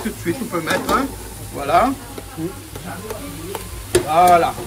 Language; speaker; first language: French; non-native, local second language; Réunion Creole French